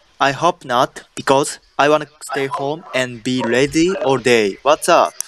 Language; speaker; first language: English; non-native, learner; Japanese